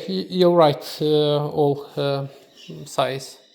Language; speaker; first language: English; non-native, learner; Ukrainian